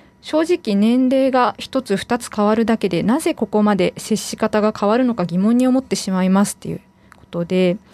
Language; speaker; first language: Japanese; native; Japanese